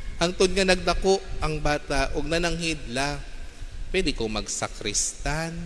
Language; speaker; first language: Cebuano; non-native, local second language; Filipino